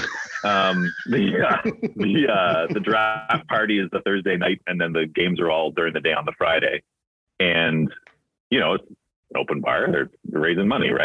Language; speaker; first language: English; native; English